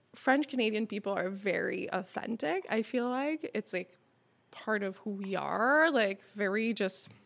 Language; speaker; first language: English; non-native, fluent; French